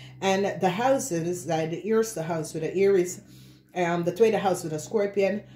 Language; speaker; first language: Dutch; non-native, learner; English